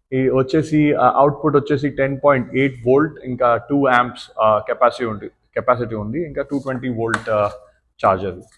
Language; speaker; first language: Telugu; non-native, learner; Gujarati